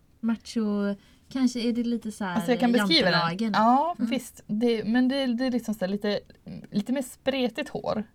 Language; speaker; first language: Swedish; native; Swedish